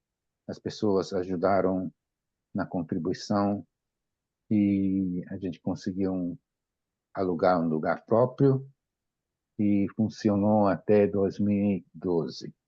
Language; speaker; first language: Portuguese; non-native, fluent; Japanese